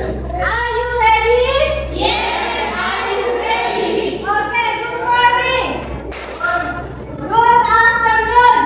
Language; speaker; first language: English; non-native, learner; Indonesian